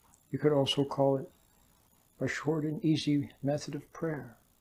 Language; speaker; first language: English; native; English